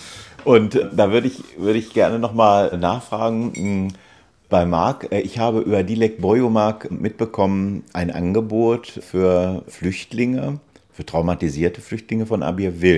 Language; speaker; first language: German; native; German